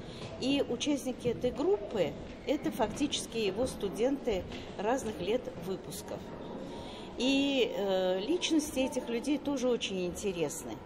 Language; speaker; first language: Russian; native; Russian